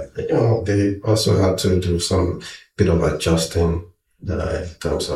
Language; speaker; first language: English; non-native, local second language; Igbo